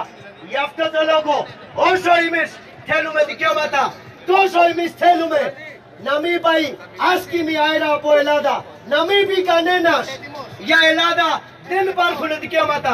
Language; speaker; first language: Greek; non-native, fluent; Urdu